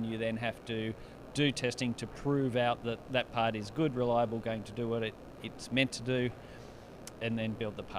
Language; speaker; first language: English; native; English